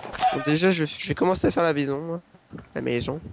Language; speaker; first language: French; native; French